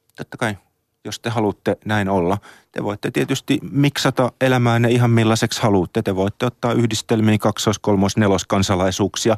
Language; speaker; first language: Finnish; native; Finnish